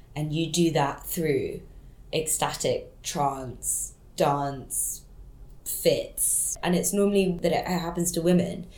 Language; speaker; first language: English; non-native, local second language; French